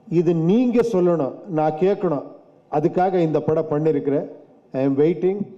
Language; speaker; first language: Tamil; non-native, fluent; Kannada